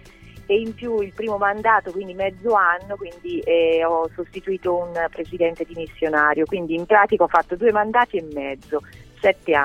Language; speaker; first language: Italian; native; Italian